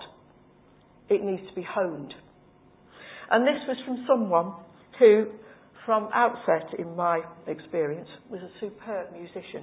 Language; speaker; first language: English; native; English